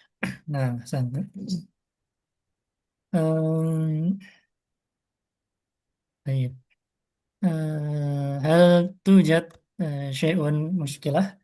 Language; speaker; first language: Arabic; non-native, fluent; Indonesian